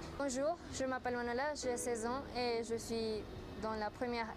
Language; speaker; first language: French; non-native, fluent; Spanish